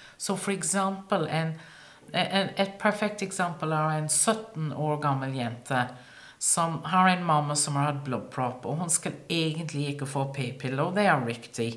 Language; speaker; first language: Norwegian; non-native, fluent; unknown